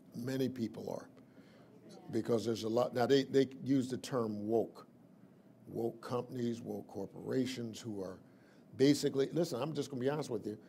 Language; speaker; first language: English; native; English